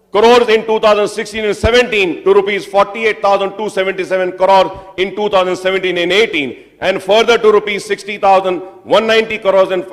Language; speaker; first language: English; non-native, local second language; Urdu